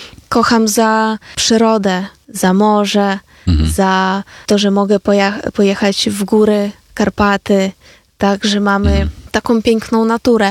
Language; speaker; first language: Polish; non-native, fluent; Ukrainian